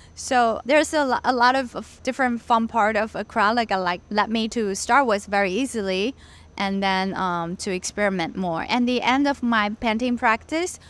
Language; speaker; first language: English; non-native, fluent; Chinese